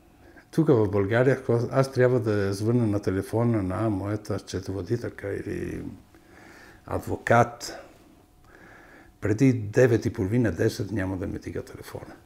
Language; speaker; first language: Bulgarian; non-native, fluent; Italian